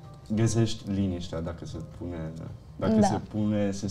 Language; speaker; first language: Romanian; early bilingual, heritage; Italian